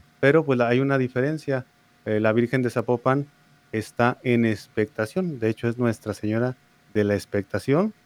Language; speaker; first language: Spanish; native; Spanish